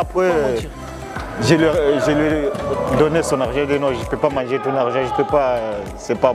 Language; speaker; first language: French; non-native, local second language; Rundi